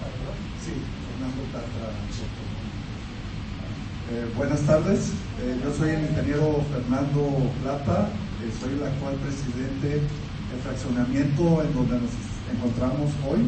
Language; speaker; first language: Spanish; native; Spanish